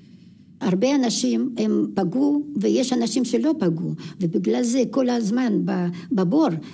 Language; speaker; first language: Hebrew; non-native, fluent; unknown